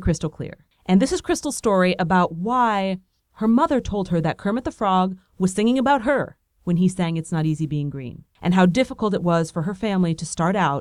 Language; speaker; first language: English; native; English